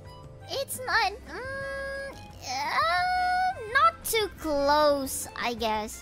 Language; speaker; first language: English; non-native, fluent; Indonesian